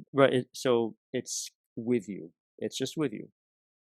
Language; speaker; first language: English; native; English